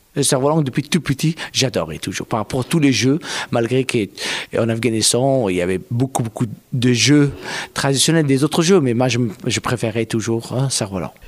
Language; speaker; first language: French; non-native, fluent; Persian